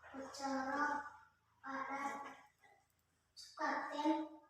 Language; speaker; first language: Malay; non-native, local second language; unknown